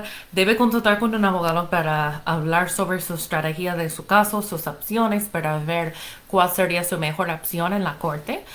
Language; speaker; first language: Spanish; non-native, fluent; English